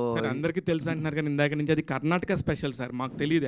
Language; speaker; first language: Telugu; native; Telugu